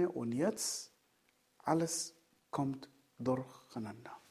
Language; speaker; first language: German; non-native, fluent; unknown